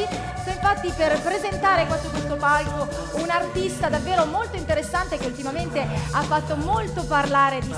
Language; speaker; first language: Italian; native; Italian